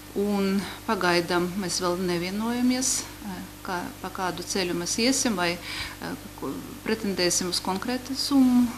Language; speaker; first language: Latvian; non-native, local second language; Russian